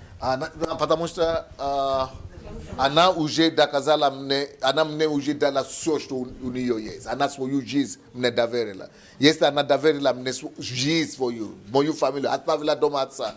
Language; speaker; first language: Russian; non-native, learner; Yoruba